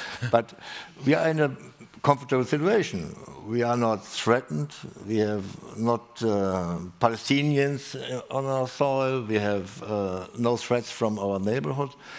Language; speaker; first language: English; non-native, fluent; German